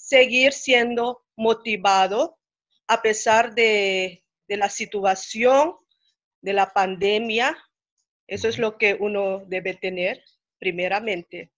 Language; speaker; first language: Spanish; non-native, fluent; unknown